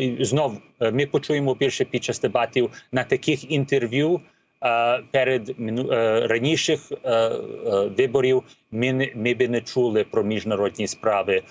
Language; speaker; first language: Ukrainian; early bilingual, heritage; Ukrainian